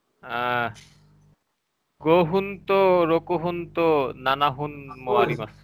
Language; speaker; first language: Japanese; non-native, learner; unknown